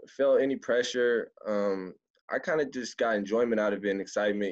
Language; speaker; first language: English; native; English